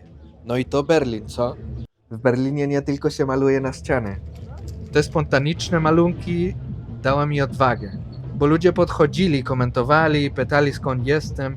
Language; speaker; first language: Polish; non-native, fluent; Spanish